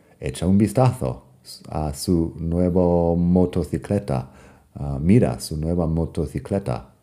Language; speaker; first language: Spanish; non-native, fluent; English